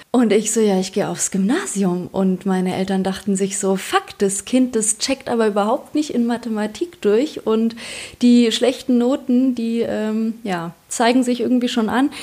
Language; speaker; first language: German; early bilingual, other home language; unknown